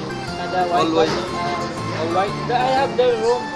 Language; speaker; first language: English; non-native, local second language; Filipino